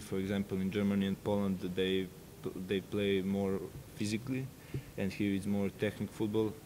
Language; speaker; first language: English; non-native, fluent; Serbian